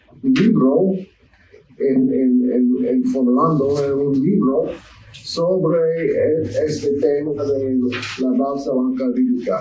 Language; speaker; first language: Spanish; non-native, learner; English